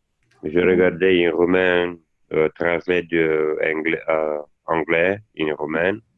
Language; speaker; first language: French; non-native, learner; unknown